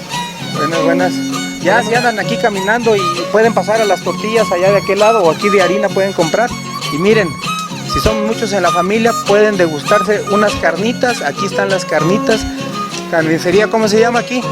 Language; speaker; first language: Spanish; native; Spanish